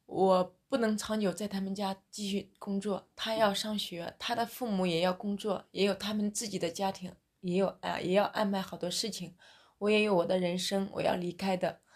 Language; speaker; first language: Chinese; native; Chinese